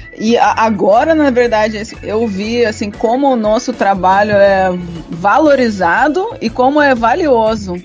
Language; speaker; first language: Portuguese; non-native, fluent; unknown